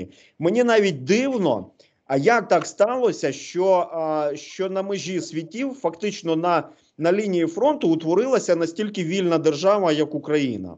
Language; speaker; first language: Ukrainian; native; Ukrainian